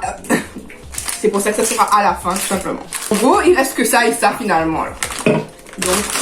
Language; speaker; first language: French; native; French